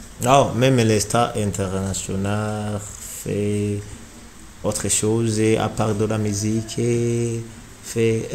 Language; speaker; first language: French; non-native, learner; Rundi